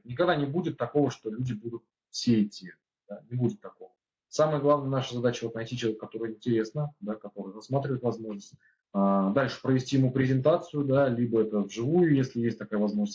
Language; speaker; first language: Russian; native; Russian